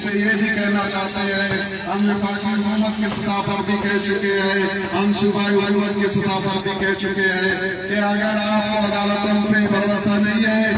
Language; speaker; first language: Urdu; non-native, local second language; Baluchi